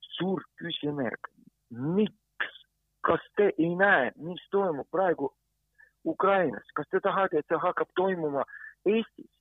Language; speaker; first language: Estonian; non-native, fluent; Ukrainian